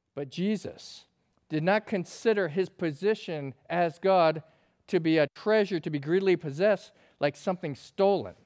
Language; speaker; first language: English; native; English